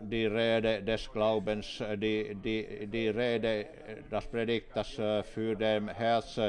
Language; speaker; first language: German; non-native, fluent; Finnish